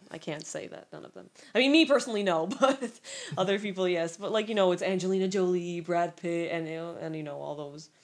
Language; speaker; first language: English; non-native, fluent; Polish